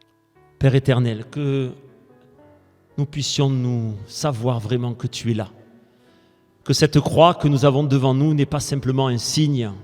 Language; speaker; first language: French; native; French